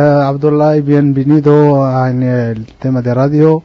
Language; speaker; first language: Spanish; non-native, learner; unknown